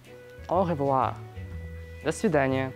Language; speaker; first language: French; non-native, learner; Russian